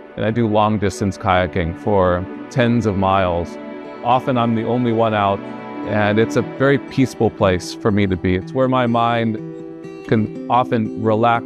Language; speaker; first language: English; native; English